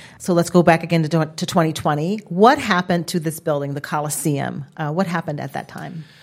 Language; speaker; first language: English; native; English